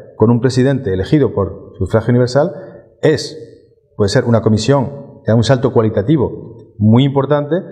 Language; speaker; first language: Spanish; native; Spanish